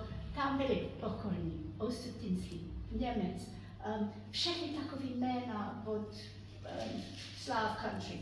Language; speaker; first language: Czech; early bilingual, heritage; Czech